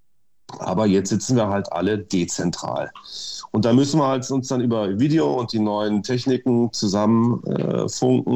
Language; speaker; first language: German; native; German